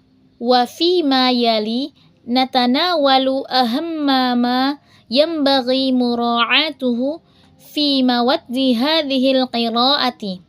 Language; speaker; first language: Arabic; non-native, learner; Indonesian